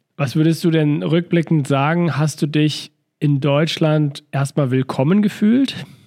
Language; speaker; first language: German; native; German